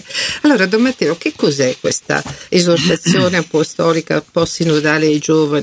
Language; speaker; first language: Italian; native; Italian